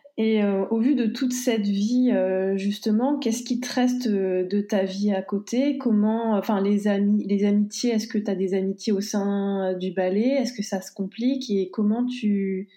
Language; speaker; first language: French; native; French